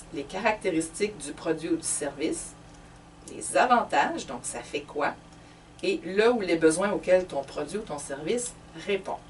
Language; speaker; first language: French; native; French